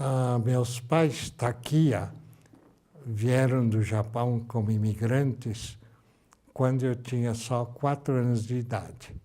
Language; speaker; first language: Portuguese; early bilingual, other home language; Japanese